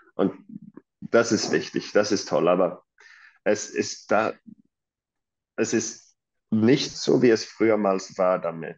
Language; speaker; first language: German; non-native, fluent; Swedish